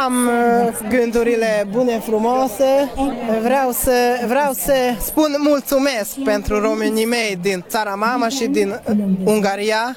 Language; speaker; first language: Romanian; non-native, learner; Hungarian